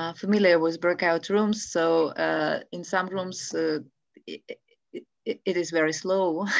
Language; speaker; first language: English; non-native, fluent; Ukrainian